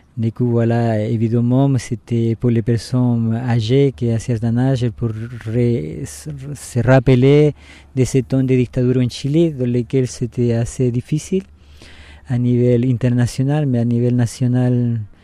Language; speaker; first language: French; non-native, fluent; Spanish